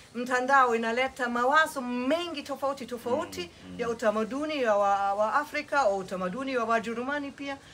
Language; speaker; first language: Swahili; non-native, fluent; German